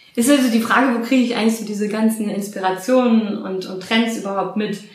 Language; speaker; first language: German; native; German